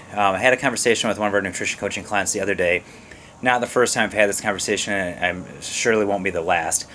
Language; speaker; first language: English; native; English